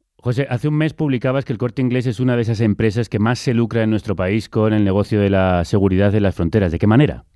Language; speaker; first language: Spanish; native; Spanish